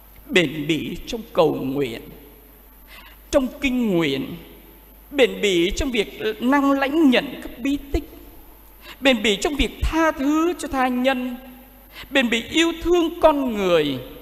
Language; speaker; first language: Vietnamese; native; Vietnamese